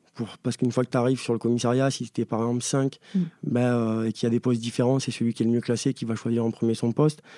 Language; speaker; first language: French; native; French